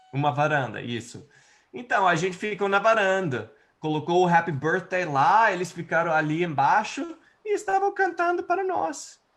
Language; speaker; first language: Portuguese; non-native, fluent; English